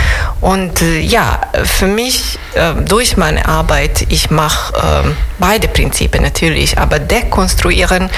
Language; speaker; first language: German; non-native, fluent; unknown